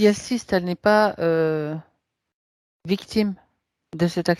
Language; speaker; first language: French; native; French